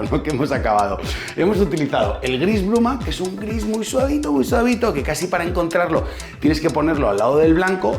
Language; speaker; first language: Spanish; native; Spanish